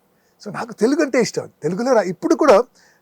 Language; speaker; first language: Telugu; non-native, local second language; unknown